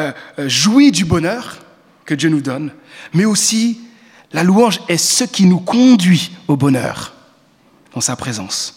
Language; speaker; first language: French; native; French